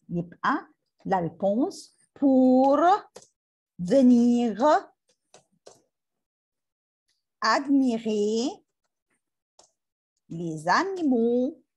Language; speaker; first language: French; non-native, learner; Arabic